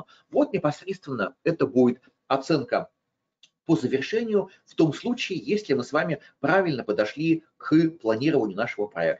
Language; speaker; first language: Russian; native; Russian